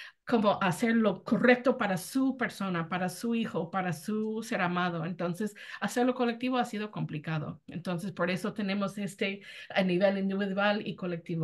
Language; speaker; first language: Spanish; non-native, fluent; English